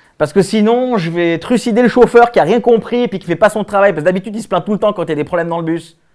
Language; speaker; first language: French; early bilingual, other home language; Spanish